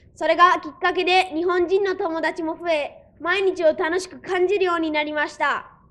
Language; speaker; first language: Japanese; early bilingual, other home language; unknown